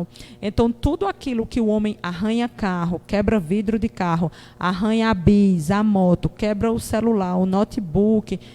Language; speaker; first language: Portuguese; native; Portuguese